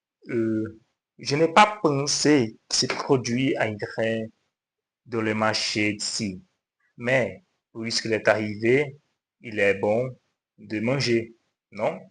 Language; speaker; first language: French; non-native, learner; Portuguese